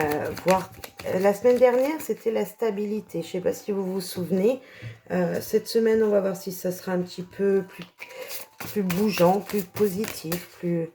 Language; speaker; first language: French; native; French